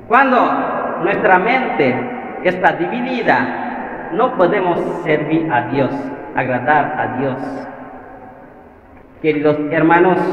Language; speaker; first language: Spanish; non-native, fluent; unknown